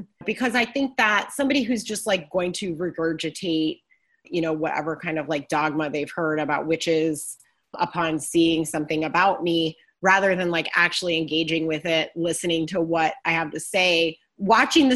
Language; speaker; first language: English; native; English